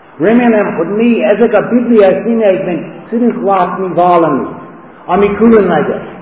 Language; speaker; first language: Hungarian; non-native, fluent; English